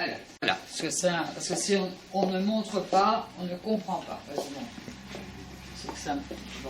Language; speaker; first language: French; native; French